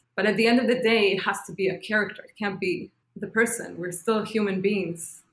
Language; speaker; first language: English; non-native, fluent; Hebrew